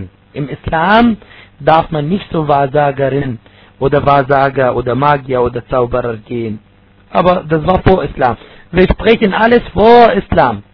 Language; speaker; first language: German; non-native, fluent; Arabic